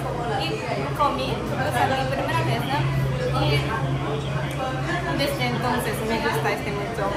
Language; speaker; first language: Spanish; non-native, learner; Japanese